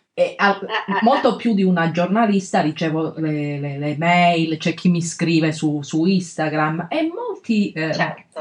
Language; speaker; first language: Italian; native; Italian